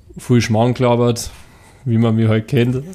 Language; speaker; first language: German; native; German